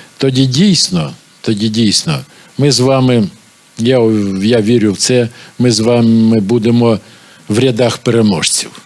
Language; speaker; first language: Ukrainian; non-native, local second language; Russian